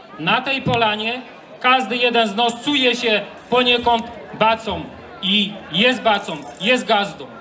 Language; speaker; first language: Polish; native; Polish